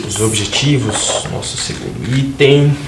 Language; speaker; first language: Portuguese; native; Portuguese